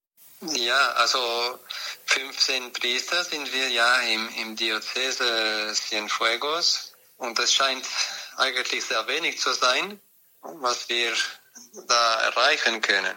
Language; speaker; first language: German; non-native, fluent; French